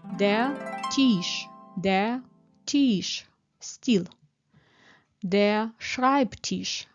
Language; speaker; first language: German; non-native, fluent; Ukrainian